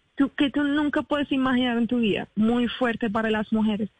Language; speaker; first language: Spanish; non-native, fluent; Arabic